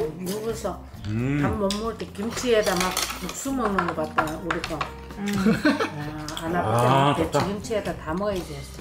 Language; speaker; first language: Korean; non-native, local second language; Chinese